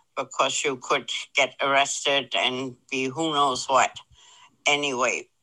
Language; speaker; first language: English; non-native, fluent; German